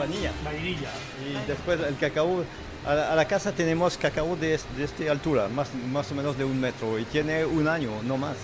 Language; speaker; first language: Spanish; non-native, fluent; French